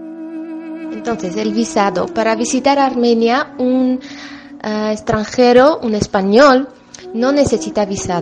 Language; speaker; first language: Spanish; non-native, fluent; Armenian